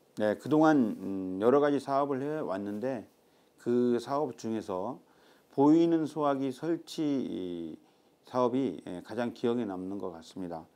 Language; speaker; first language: Korean; native; Korean